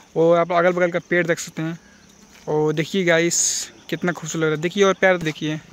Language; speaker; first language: Hindi; native; Hindi